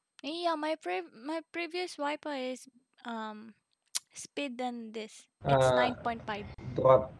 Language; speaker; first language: English; non-native, learner; Indonesian